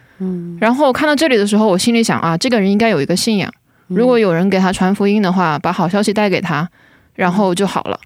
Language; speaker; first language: Chinese; native; Chinese